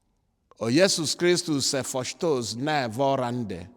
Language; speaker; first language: Swedish; non-native, fluent; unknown